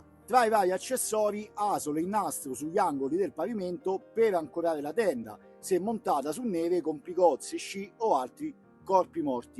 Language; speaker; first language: Italian; native; Italian